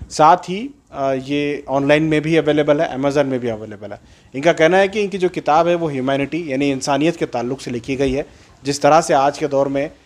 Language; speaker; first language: Hindi; native; Hindi